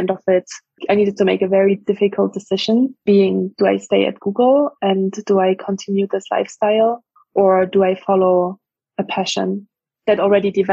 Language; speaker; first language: English; non-native, fluent; German